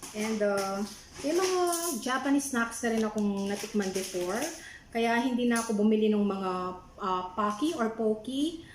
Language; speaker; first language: Filipino; non-native, local second language; Pampanga